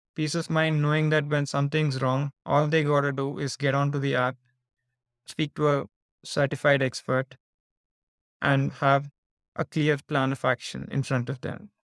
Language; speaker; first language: English; non-native, local second language; Telugu